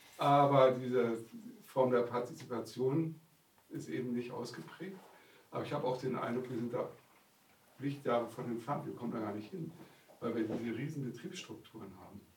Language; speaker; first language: German; native; German